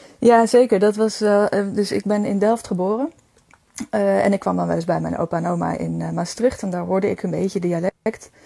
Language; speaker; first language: Dutch; native; Dutch